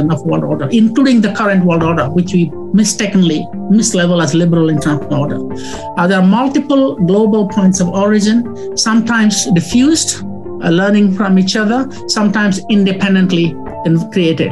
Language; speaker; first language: English; non-native, local second language; Odia